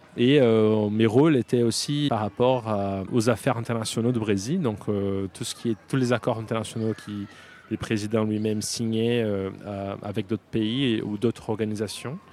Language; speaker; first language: French; non-native, fluent; Portuguese